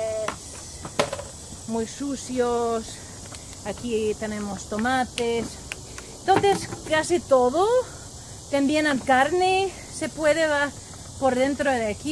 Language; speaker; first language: Spanish; non-native, learner; English